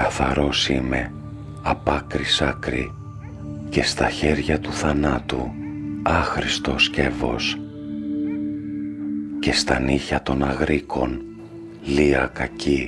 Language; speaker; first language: Greek; native; Greek